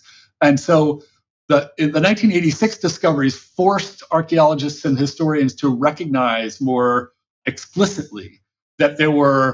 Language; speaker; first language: English; native; English